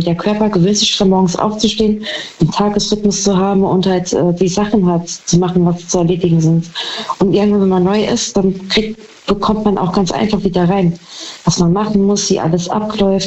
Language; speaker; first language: German; native; German